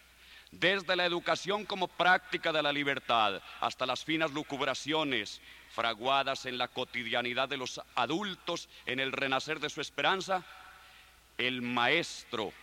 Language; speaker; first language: Spanish; native; Spanish